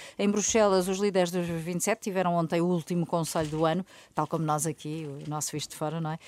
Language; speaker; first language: Portuguese; native; Portuguese